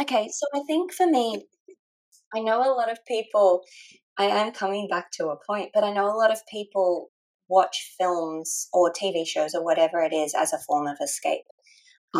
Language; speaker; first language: English; native; English